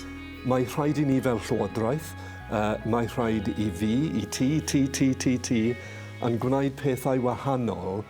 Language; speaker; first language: Welsh; non-native, local second language; English